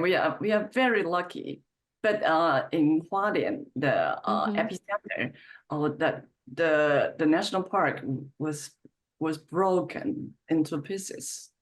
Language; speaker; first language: English; non-native, fluent; Chinese